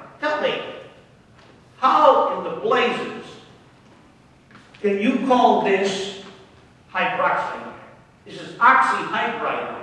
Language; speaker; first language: English; native; English